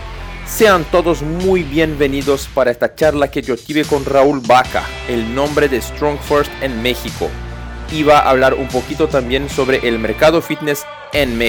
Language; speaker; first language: Spanish; non-native, learner; Portuguese